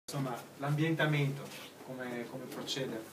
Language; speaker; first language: Italian; native; Italian